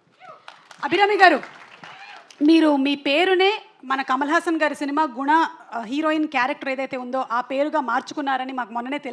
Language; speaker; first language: Telugu; native; Telugu